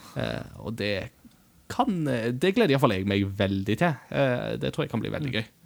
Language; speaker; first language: Norwegian; native; Norwegian